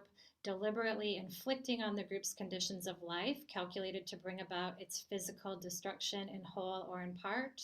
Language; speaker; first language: English; native; English